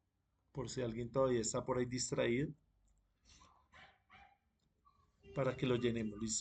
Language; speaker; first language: Spanish; native; Spanish